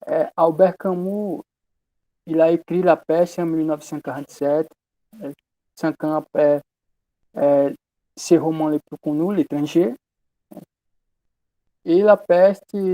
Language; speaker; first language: French; non-native, learner; Portuguese